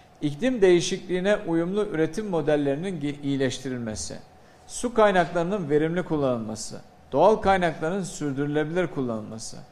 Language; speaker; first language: Turkish; native; Turkish